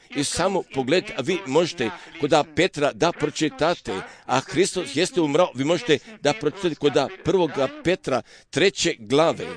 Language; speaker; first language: Croatian; early bilingual, heritage; Serbian